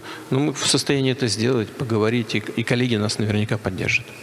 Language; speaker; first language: Russian; native; Russian